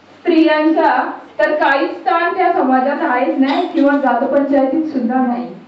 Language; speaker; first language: Marathi; non-native, local second language; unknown